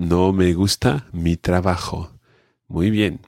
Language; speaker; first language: Spanish; non-native, fluent; English